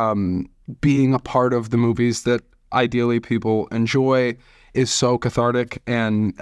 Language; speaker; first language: English; native; English